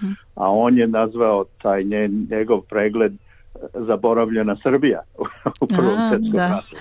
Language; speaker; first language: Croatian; early bilingual, heritage; Serbian